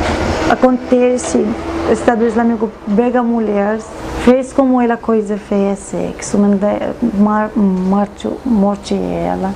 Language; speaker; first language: Portuguese; non-native, learner; Arabic